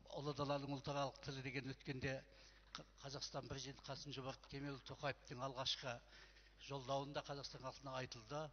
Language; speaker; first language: Kazakh; native; Kazakh